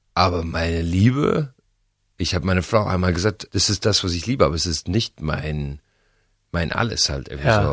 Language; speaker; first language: German; non-native, fluent; English